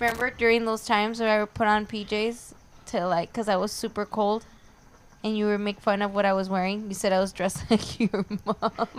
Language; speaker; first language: English; early bilingual, other home language; Spanish